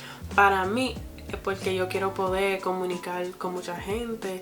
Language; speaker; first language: Spanish; non-native, fluent; English